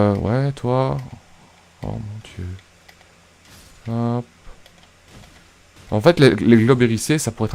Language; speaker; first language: French; native; French